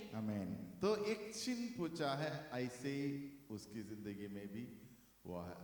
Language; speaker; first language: Hindi; non-native, local second language; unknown